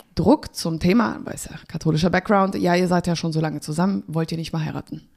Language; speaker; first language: German; early bilingual, other home language; Polish